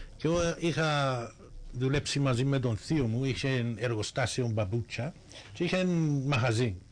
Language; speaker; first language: Greek; early bilingual, heritage; Greek